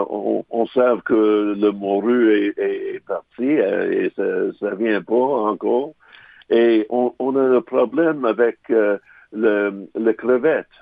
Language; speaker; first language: French; non-native, local second language; English